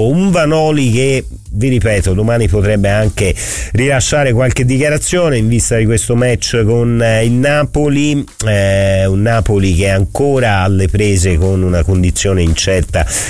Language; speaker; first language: Italian; native; Italian